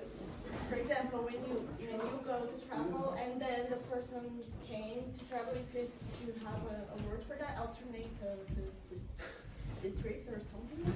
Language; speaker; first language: English; non-native, learner; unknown